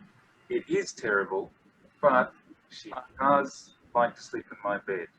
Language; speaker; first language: English; non-native, fluent; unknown